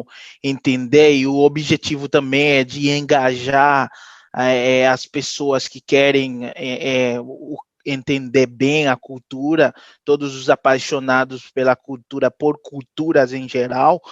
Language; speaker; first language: Portuguese; non-native, fluent; Haitian Creole